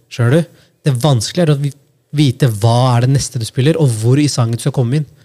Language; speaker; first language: Norwegian; early bilingual, other home language; Punjabi